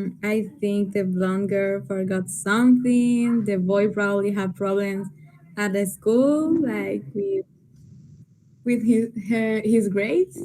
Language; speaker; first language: English; non-native, learner; Spanish